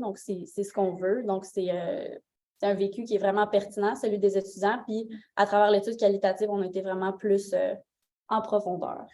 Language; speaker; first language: French; native; French